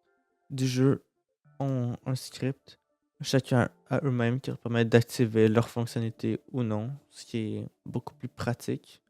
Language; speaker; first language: French; native; French